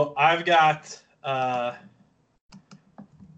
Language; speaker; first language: English; native; English